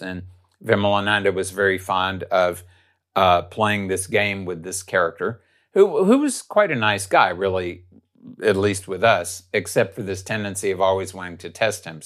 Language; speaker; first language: English; native; English